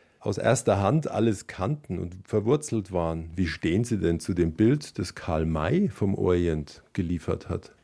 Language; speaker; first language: German; native; German